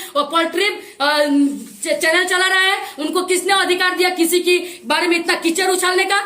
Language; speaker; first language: Hindi; native; Hindi